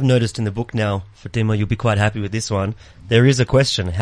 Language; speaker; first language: English; native; English